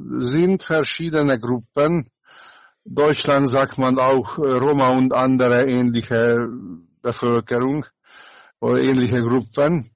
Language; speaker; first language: German; non-native, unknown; Hungarian